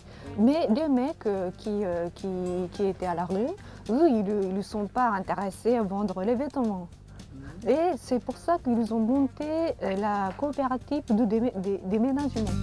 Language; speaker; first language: French; non-native, fluent; Japanese